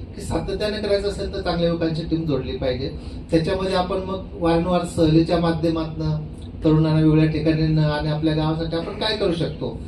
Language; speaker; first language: Marathi; non-native, local second language; Kukna